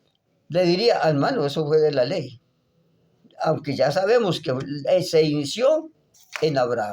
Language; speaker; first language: Spanish; native; Spanish